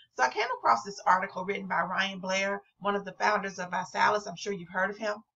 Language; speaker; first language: English; native; English